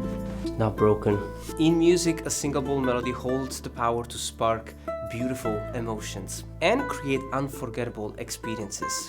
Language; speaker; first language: English; non-native, fluent; Italian